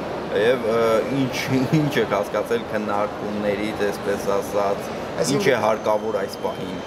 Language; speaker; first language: Armenian; native; Armenian